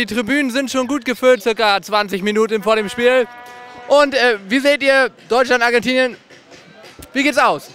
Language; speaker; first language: German; native; German